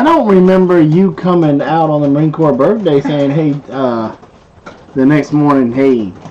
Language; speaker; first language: English; native; English